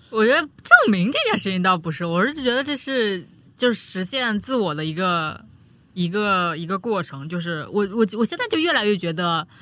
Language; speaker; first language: Chinese; native; Chinese